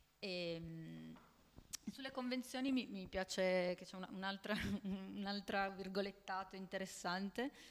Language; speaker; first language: Italian; native; Italian